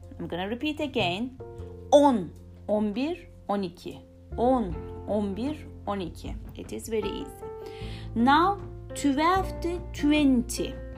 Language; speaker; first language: English; non-native, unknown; Turkish